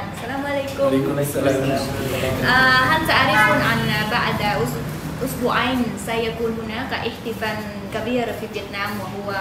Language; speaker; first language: Arabic; non-native, fluent; Vietnamese